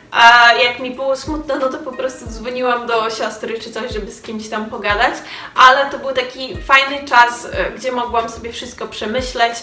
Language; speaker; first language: Polish; native; Polish